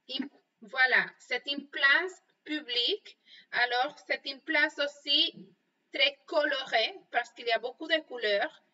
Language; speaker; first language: French; non-native, fluent; Spanish